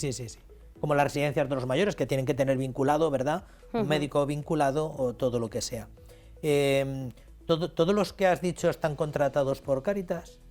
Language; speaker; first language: Spanish; native; Spanish